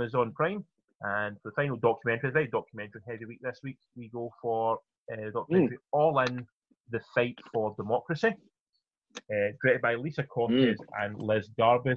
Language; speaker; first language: English; native; English